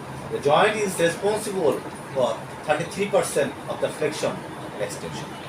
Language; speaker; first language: English; non-native, local second language; Bangla